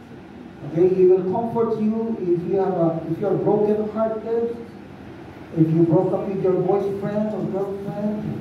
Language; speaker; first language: English; non-native, local second language; Filipino